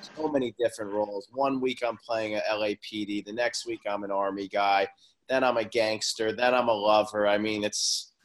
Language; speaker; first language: English; native; English